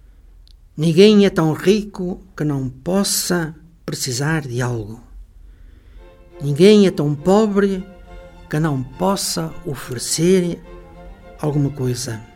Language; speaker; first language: Portuguese; native; Portuguese